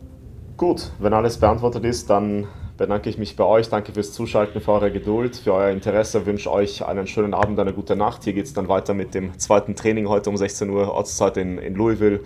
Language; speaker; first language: German; native; German